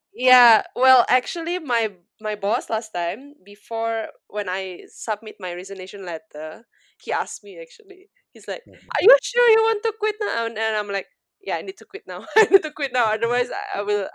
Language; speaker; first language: English; non-native, fluent; Indonesian